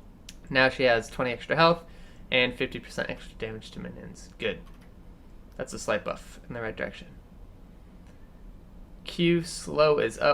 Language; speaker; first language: English; native; English